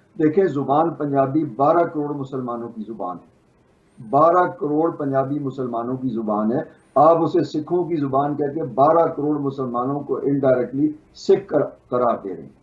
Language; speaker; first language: Urdu; non-native, local second language; Punjabi